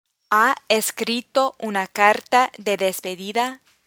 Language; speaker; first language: Spanish; non-native, fluent; English